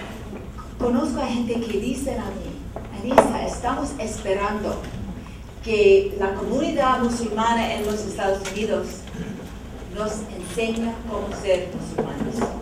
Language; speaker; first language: Spanish; non-native, learner; English